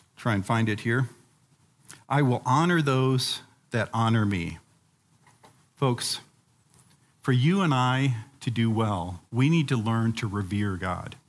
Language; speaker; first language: English; native; English